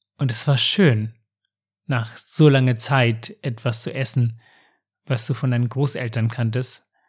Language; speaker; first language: German; non-native, fluent; Tamil